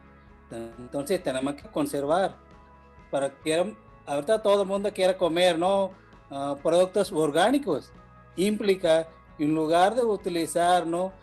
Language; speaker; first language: Spanish; non-native, fluent; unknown